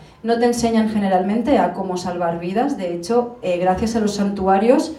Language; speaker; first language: Spanish; native; Spanish